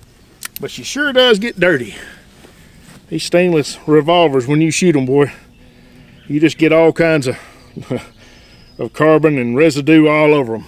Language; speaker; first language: English; native; English